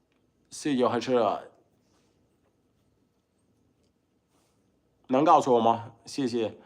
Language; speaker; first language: Chinese; non-native, learner; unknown